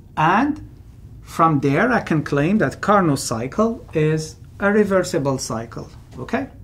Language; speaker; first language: English; non-native, fluent; Arabic